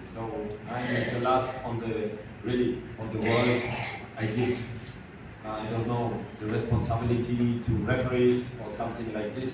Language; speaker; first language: English; non-native, fluent; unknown